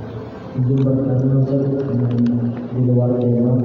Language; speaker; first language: Indonesian; native; Indonesian